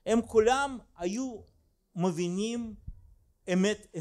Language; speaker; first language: Hebrew; non-native, fluent; Russian